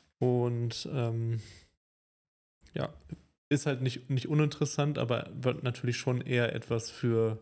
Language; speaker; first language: German; native; German